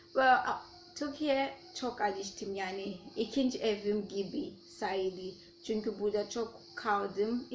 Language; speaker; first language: Turkish; non-native, fluent; Nyanja